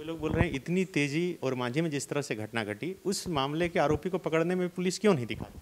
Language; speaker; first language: Hindi; native; Hindi